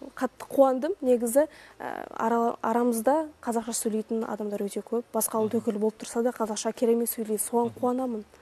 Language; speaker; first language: Kazakh; non-native, local second language; Russian